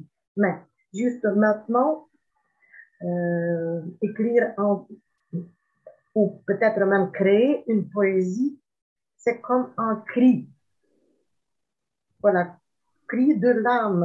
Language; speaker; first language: French; non-native, fluent; Ukrainian